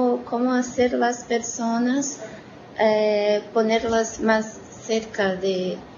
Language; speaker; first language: Spanish; non-native, learner; Portuguese